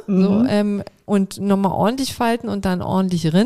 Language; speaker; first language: German; native; German